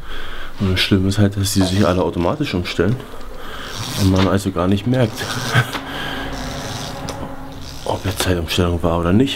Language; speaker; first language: German; native; German